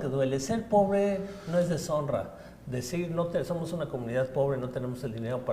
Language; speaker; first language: Spanish; native; Spanish